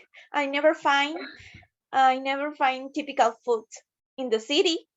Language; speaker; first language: English; non-native, learner; Spanish